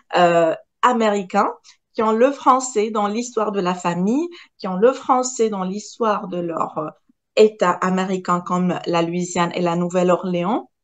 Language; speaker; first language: French; non-native, local second language; Arabic